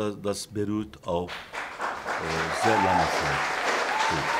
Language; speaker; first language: German; non-native, fluent; Turkish